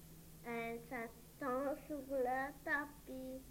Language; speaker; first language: French; early bilingual, heritage; Spanish